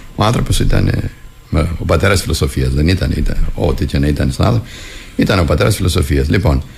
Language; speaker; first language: Greek; native; Greek